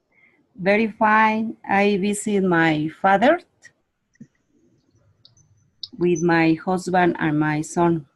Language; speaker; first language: English; non-native, learner; Spanish